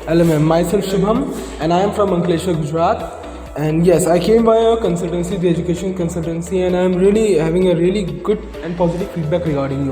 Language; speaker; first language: English; non-native, local second language; Gujarati